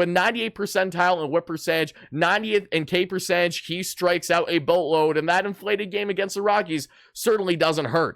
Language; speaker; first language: English; native; English